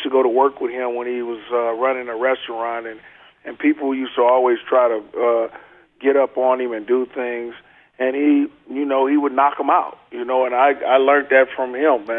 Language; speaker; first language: English; native; English